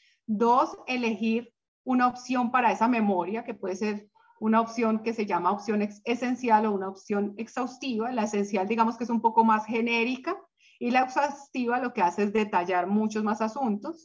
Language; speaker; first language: Spanish; native; Spanish